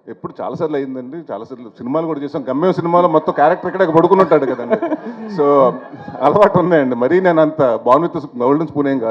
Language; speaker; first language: Telugu; native; Telugu